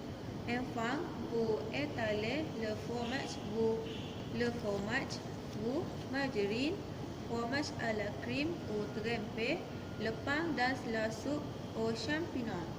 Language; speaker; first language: French; non-native, learner; Malay